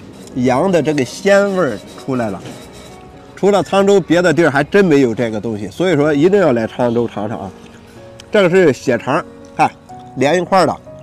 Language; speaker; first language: Chinese; native; Chinese